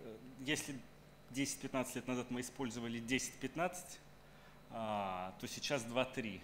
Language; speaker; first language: Russian; native; Russian